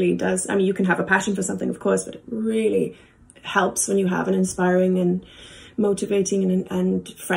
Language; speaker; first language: English; native; English